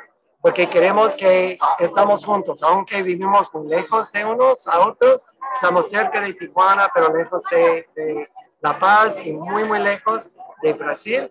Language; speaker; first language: Spanish; non-native, fluent; English